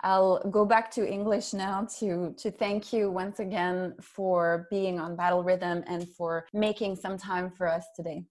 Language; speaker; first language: English; native; English